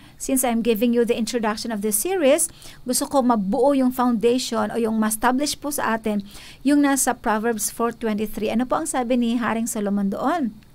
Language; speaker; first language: Filipino; native; Filipino